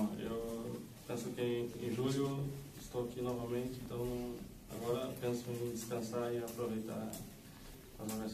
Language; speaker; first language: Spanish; non-native, fluent; Portuguese